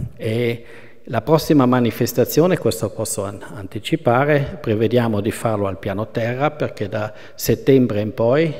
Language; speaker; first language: Italian; non-native, local second language; German